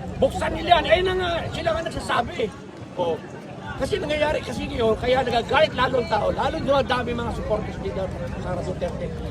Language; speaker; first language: Filipino; native; Filipino